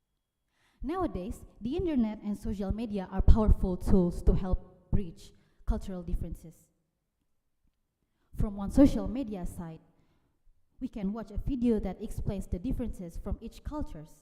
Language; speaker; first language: English; non-native, learner; Indonesian